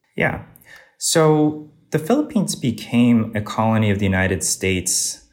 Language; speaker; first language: English; native; English